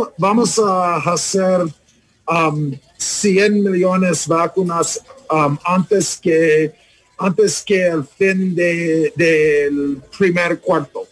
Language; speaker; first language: Spanish; non-native, learner; English